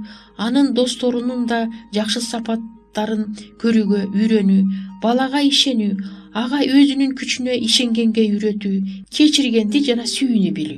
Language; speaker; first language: Kyrgyz; native; Kyrgyz